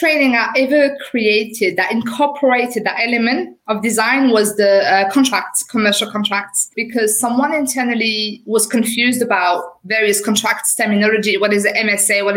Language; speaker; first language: English; non-native, fluent; French